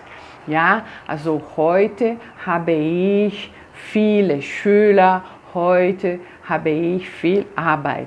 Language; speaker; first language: German; non-native, fluent; Portuguese